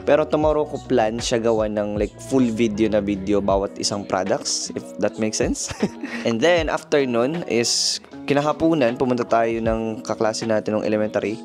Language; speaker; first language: Filipino; native; Filipino